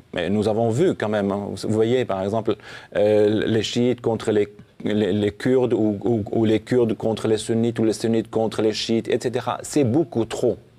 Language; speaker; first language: French; non-native, fluent; Assyrian Neo-Aramaic